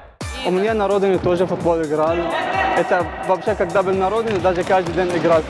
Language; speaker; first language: Russian; non-native, learner; Arabic